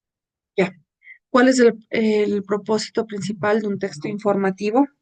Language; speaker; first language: Spanish; native; Spanish